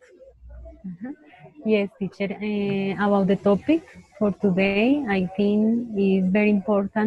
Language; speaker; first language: English; non-native, learner; Spanish